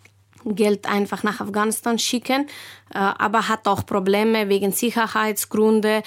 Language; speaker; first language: German; non-native, fluent; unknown